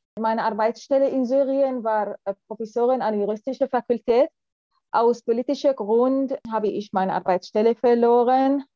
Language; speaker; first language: German; non-native, fluent; Arabic